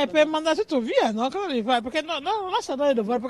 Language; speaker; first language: Italian; non-native, learner; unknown